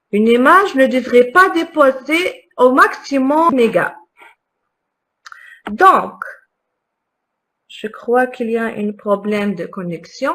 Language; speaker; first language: French; non-native, local second language; Arabic